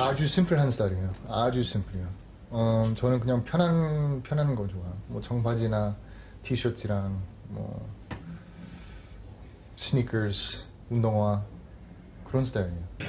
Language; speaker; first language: Korean; non-native, learner; English